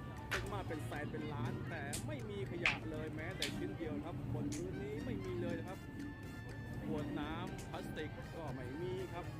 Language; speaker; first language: Thai; native; Thai